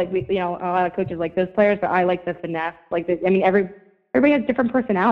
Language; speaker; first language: English; native; English